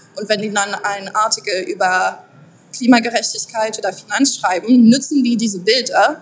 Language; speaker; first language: German; non-native, fluent; French